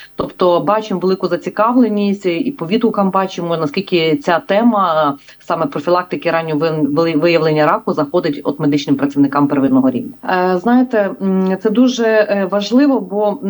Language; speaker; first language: Ukrainian; native; Ukrainian